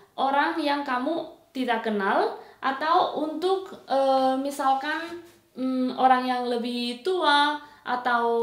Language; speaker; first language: Indonesian; non-native, fluent; Spanish